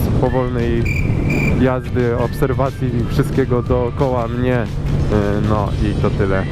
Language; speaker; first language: Polish; native; Polish